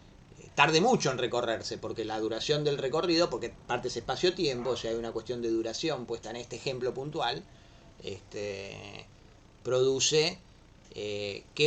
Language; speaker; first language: Spanish; native; Spanish